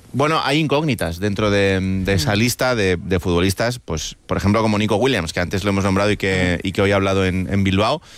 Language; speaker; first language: Spanish; native; Spanish